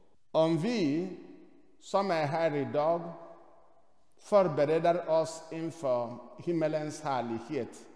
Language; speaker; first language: Swedish; non-native, fluent; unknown